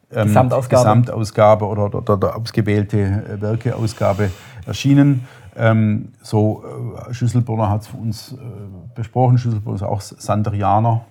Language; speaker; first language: German; native; German